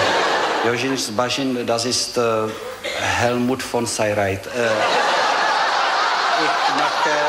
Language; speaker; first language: German; non-native, learner; Czech